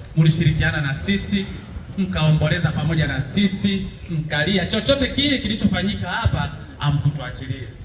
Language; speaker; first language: Swahili; non-native, local second language; Bembe